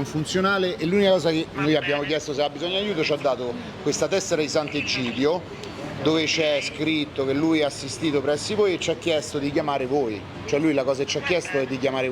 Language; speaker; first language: Italian; native; Italian